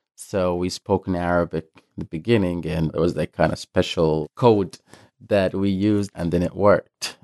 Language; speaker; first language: English; non-native, fluent; Arabic